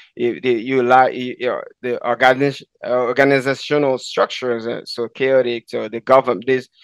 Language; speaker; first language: English; non-native, fluent; Haitian Creole